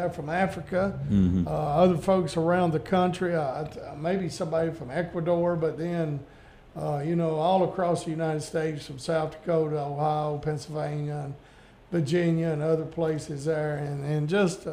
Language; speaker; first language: English; native; English